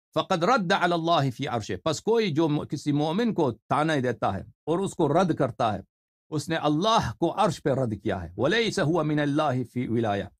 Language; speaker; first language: Urdu; native; Urdu